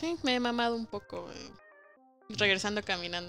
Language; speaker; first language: Spanish; native; Spanish